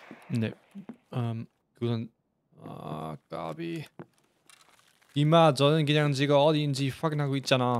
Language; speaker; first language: Korean; non-native, learner; German